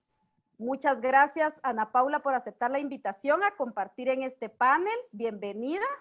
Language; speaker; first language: Spanish; native; Spanish